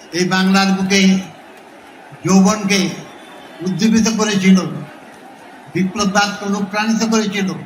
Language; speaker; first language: Bangla; native; Bangla